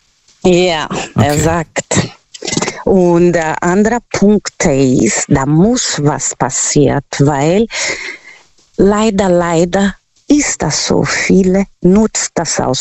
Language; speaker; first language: German; non-native, learner; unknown